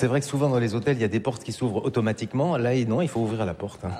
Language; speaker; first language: French; native; French